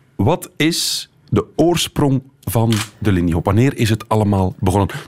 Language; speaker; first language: Dutch; native; Dutch